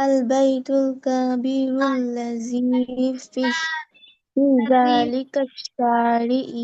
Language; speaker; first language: Arabic; non-native, learner; Bangla